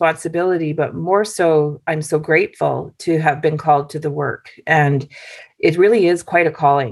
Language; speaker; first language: English; native; English